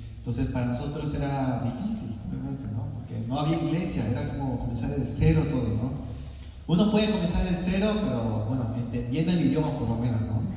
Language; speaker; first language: Spanish; early bilingual, other home language; Korean